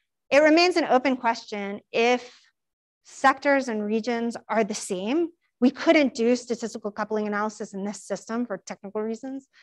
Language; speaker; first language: English; native; English